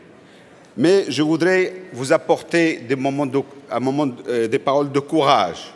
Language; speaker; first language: French; non-native, local second language; Arabic